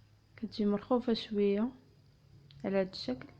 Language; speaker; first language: Arabic; native; Arabic